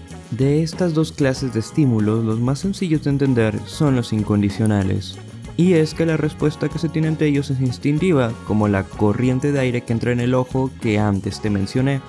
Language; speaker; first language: Spanish; native; Spanish